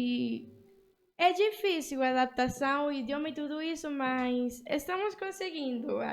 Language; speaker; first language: Portuguese; early bilingual, other home language; Spanish